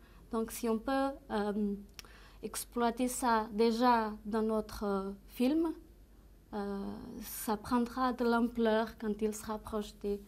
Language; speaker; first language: French; non-native, fluent; Portuguese